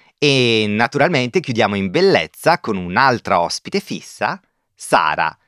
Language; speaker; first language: Italian; native; Italian